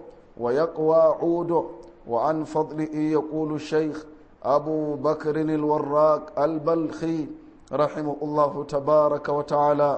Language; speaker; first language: Arabic; non-native, fluent; Hausa